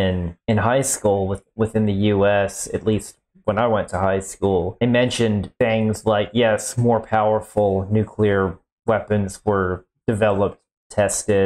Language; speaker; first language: English; native; English